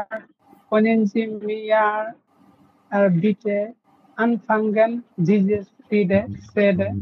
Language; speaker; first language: German; non-native, learner; Bangla